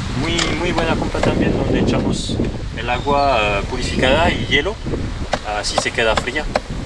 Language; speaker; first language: Spanish; non-native, learner; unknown